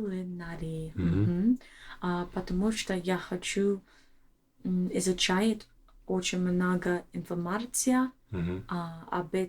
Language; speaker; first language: Russian; non-native, learner; English